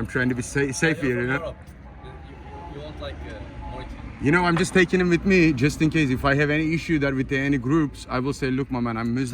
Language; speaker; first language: English; non-native, fluent; Turkish